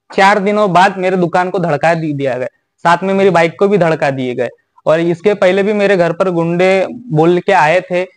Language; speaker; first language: Hindi; non-native, local second language; Marathi